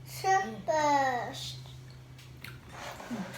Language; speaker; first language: Swedish; early bilingual, other home language; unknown